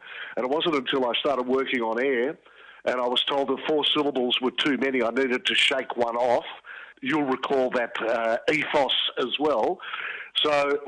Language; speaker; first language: English; early bilingual, other home language; Greek